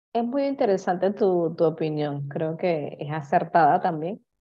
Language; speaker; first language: Spanish; native; Spanish